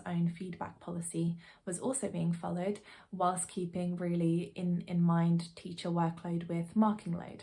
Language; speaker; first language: English; native; English